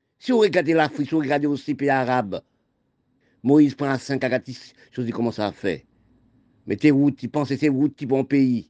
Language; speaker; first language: French; non-native, local second language; Haitian Creole